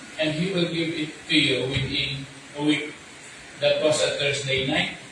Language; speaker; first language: English; non-native, local second language; Filipino